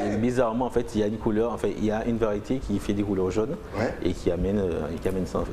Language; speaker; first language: French; native; French